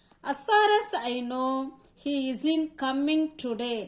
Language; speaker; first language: English; non-native, local second language; Tamil